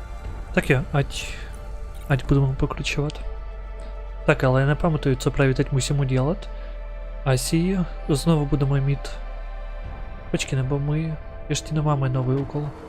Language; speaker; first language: Czech; non-native, learner; Ukrainian